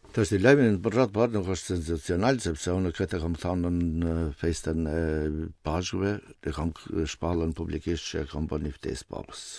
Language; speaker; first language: Albanian; native; Albanian